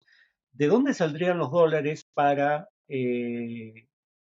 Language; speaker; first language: Spanish; native; Spanish